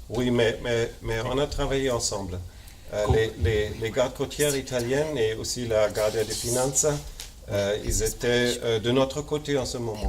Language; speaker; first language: French; non-native, fluent; German